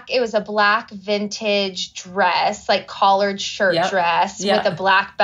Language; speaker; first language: English; native; English